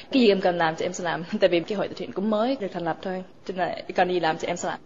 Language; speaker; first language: Vietnamese; early bilingual, other home language; English